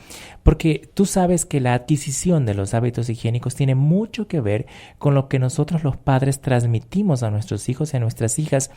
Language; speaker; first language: Spanish; native; Spanish